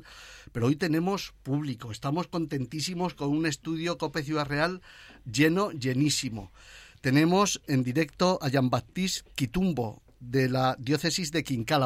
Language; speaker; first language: Spanish; native; Spanish